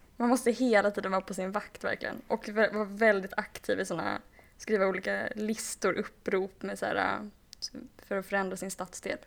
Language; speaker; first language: Swedish; native; Swedish